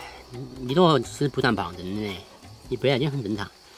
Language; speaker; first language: Chinese; native; Chinese